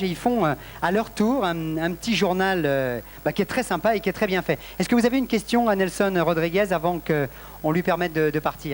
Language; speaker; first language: French; native; French